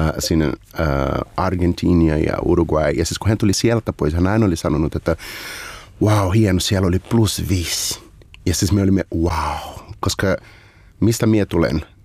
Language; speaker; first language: Finnish; non-native, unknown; Portuguese